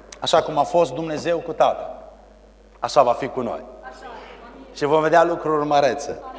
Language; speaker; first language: Romanian; early bilingual, heritage; Romanian